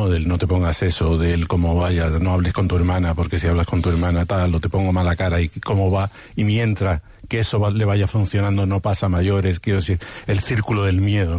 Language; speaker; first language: Spanish; native; Spanish